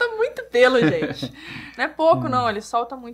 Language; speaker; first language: Portuguese; native; Portuguese